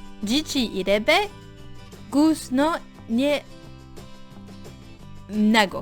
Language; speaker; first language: Polish; non-native, learner; French